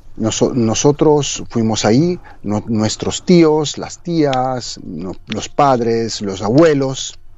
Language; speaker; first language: Spanish; non-native, fluent; Italian